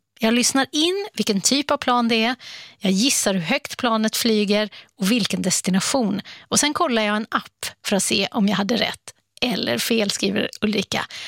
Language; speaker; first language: Swedish; native; Swedish